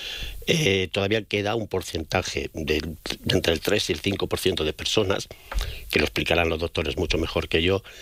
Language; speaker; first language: Spanish; native; Spanish